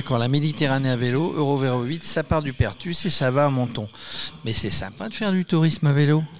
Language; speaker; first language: French; native; French